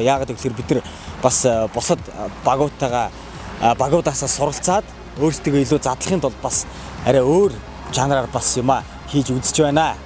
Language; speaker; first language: Mongolian; native; Mongolian